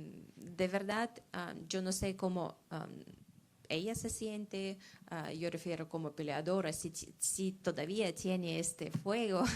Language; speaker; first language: Spanish; non-native, learner; Russian